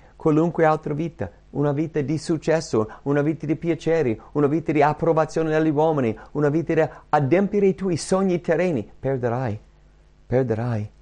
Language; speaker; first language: Italian; non-native, fluent; English